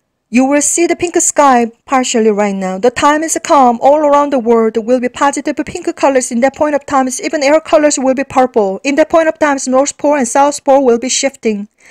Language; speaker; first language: English; non-native, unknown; Korean